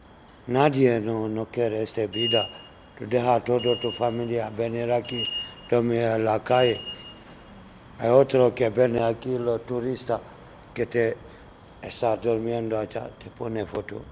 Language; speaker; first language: Spanish; non-native, learner; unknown